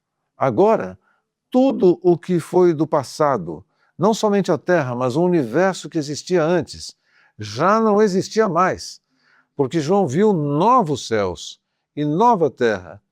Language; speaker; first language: Portuguese; native; Portuguese